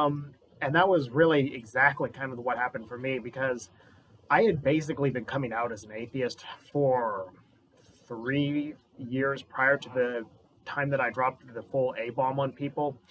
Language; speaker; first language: English; native; English